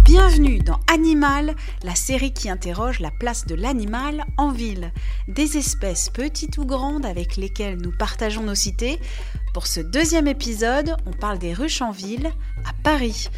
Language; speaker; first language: French; native; French